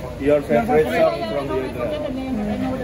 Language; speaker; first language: English; non-native, learner; Indonesian